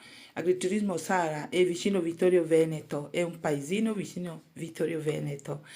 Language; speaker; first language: Italian; non-native, learner; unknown